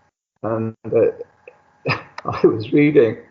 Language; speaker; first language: English; native; English